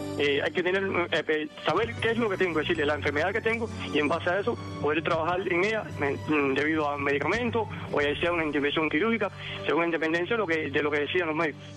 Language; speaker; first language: Spanish; native; Spanish